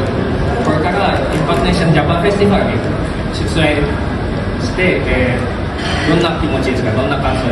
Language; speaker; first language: Japanese; non-native, local second language; Indonesian